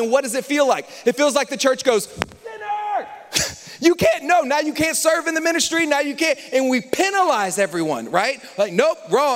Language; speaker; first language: English; native; English